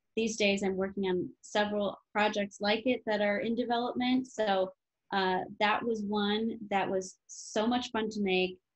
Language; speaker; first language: English; native; English